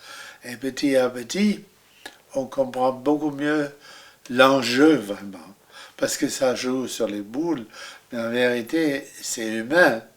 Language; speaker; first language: French; non-native, fluent; German